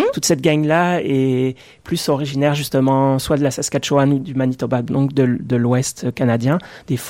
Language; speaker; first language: French; native; French